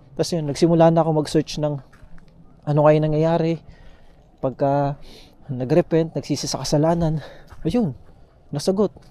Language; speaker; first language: Filipino; native; Filipino